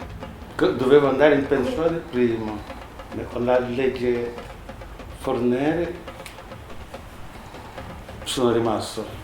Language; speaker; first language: Italian; non-native, fluent; Wolof